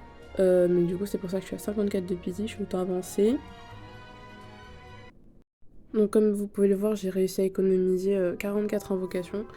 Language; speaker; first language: French; native; French